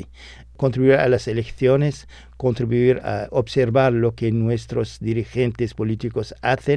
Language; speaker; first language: Spanish; non-native, fluent; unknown